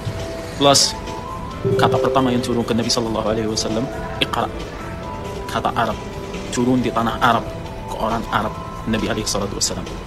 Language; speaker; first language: Indonesian; non-native, fluent; Arabic